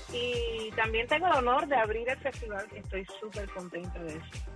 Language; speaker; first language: Spanish; early bilingual, other home language; English